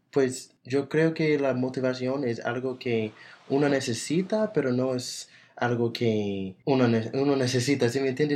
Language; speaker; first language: Spanish; non-native, fluent; English